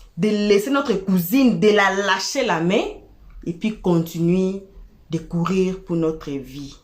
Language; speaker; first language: French; non-native, local second language; Lingala